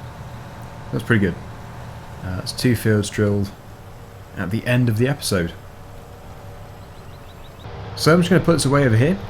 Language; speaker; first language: English; native; English